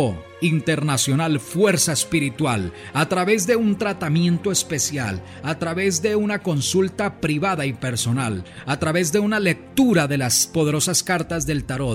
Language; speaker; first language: Spanish; native; Spanish